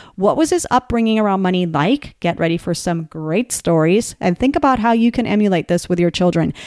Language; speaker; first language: English; non-native, fluent; Spanish